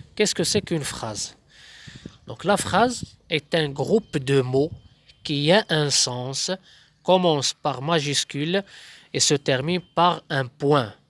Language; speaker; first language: French; non-native, local second language; Arabic